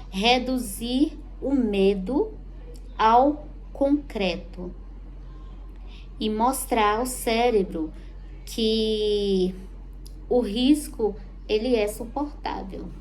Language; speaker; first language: Portuguese; native; Portuguese